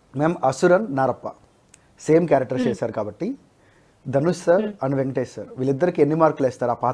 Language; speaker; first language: Telugu; native; Telugu